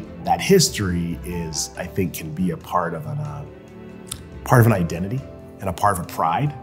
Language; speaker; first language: English; native; English